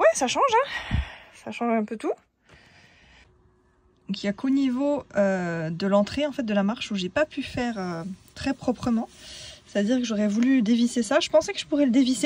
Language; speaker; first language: French; native; French